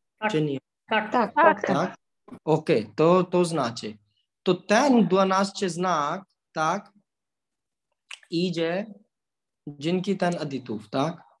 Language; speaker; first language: Polish; non-native, learner; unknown